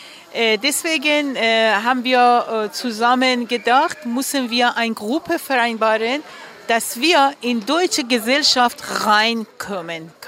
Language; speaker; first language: German; non-native, learner; Persian